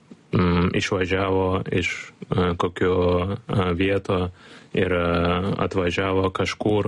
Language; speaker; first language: Lithuanian; non-native, learner; Ukrainian